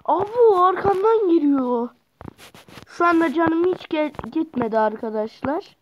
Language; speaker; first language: Turkish; native; Turkish